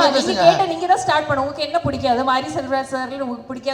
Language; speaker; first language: Tamil; non-native, fluent; Malayalam